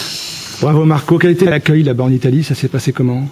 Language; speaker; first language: French; native; French